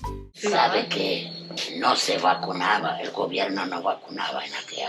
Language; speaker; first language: Spanish; non-native, fluent; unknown